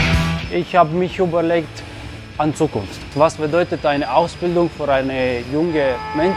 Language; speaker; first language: German; non-native, local second language; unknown